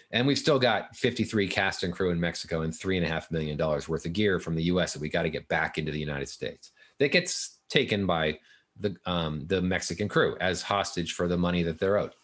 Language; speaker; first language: English; native; English